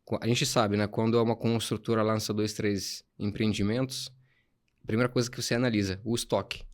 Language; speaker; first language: Portuguese; non-native, fluent; Arabic